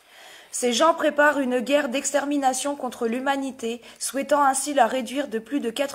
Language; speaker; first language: French; native; French